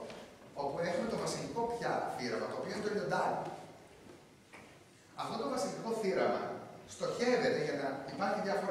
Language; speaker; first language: Greek; native; Greek